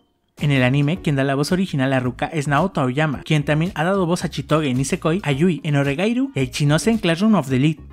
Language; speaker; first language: Spanish; native; Spanish